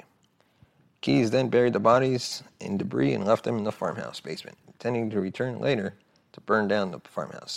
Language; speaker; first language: English; native; English